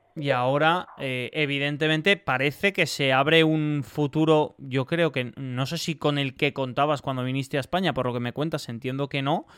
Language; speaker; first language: Spanish; native; Spanish